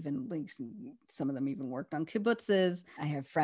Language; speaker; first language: English; native; English